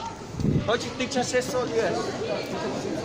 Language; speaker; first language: Russian; non-native, learner; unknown